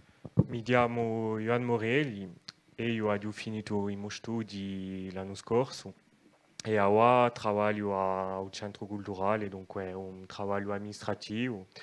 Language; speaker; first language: Italian; non-native, local second language; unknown